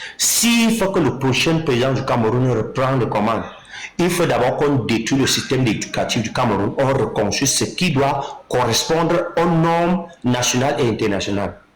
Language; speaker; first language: French; non-native, local second language; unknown